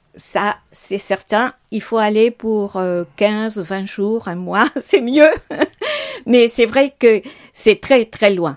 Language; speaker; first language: French; non-native, fluent; Spanish